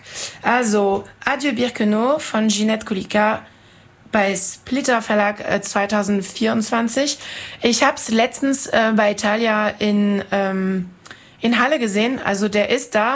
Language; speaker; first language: German; non-native, fluent; French